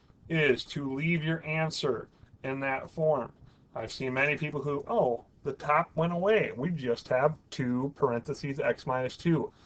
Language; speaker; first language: English; native; English